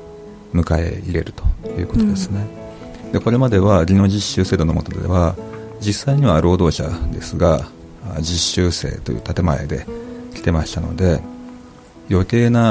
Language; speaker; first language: Japanese; native; Japanese